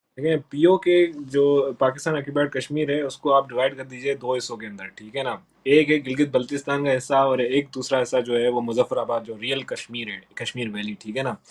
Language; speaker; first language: Urdu; non-native, local second language; Sindhi